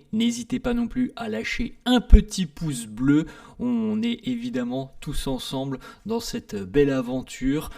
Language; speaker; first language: French; native; French